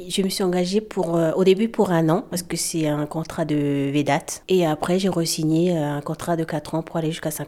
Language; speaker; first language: French; native; French